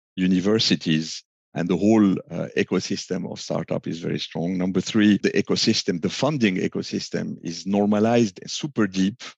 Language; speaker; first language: English; non-native, fluent; French